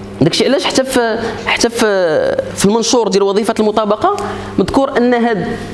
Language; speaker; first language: Arabic; native; Arabic